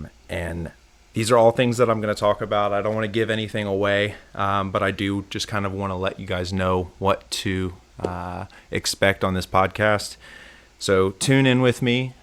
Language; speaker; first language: English; native; English